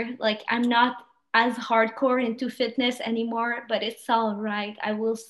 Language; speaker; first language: English; non-native, fluent; French